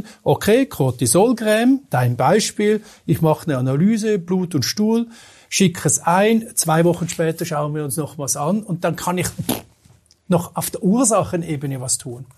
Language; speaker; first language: German; native; German